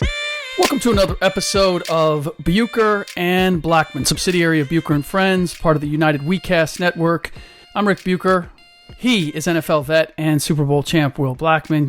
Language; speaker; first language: English; native; English